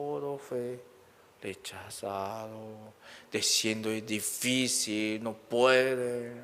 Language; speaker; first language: Spanish; non-native, learner; Korean